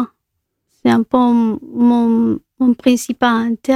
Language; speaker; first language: French; non-native, fluent; Spanish